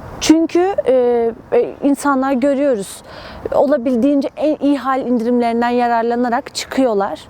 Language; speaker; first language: Turkish; native; Turkish